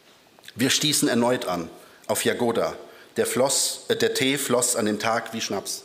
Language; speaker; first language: German; early bilingual, other home language; Polish